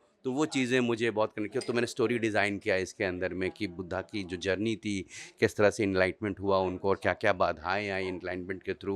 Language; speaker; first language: Hindi; native; Hindi